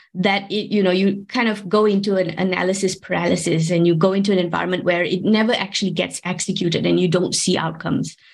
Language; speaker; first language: English; non-native, local second language; Tamil